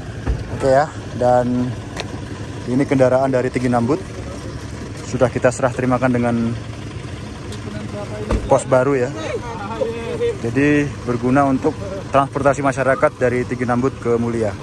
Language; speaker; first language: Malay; non-native, local second language; Javanese